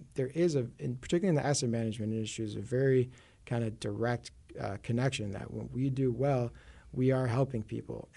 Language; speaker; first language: English; native; English